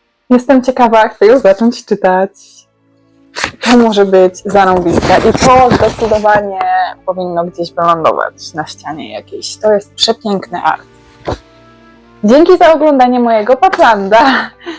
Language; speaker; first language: Polish; native; Polish